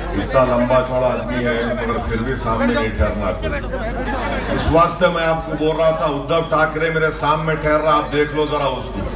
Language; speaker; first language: Urdu; native; Urdu